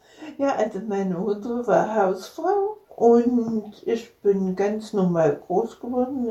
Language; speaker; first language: German; native; German